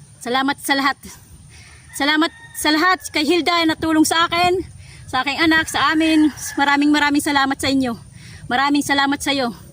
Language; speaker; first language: Filipino; non-native, local second language; Waray